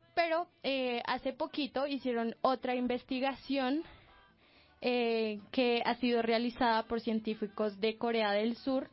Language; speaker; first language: Spanish; native; Spanish